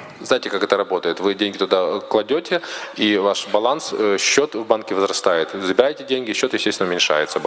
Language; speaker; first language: Russian; native; Russian